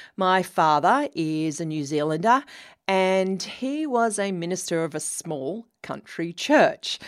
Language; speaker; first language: English; native; English